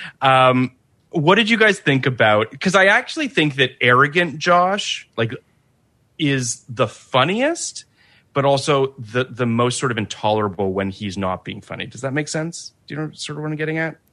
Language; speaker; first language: English; native; English